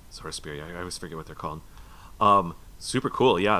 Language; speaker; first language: English; native; English